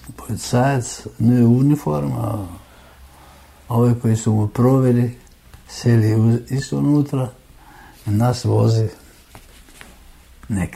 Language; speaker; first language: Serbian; non-native, fluent; German